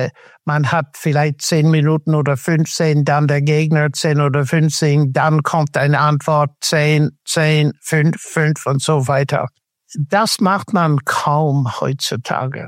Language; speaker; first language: German; non-native, fluent; English